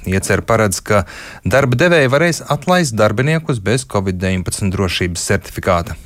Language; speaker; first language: Latvian; native; Latvian